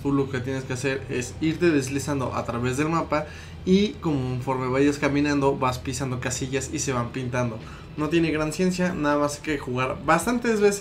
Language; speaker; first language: Spanish; native; Spanish